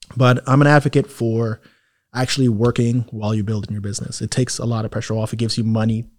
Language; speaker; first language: English; native; English